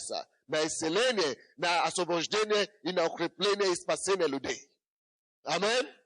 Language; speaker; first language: Russian; non-native, fluent; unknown